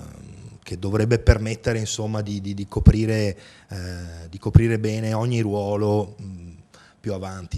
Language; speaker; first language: Italian; native; Italian